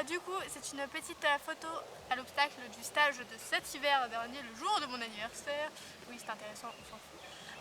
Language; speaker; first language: French; native; French